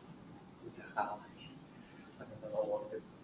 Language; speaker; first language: Indonesian; native; Indonesian